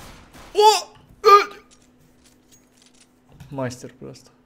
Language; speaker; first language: Russian; native; Russian